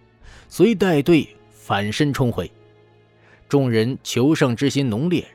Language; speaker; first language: Chinese; native; Chinese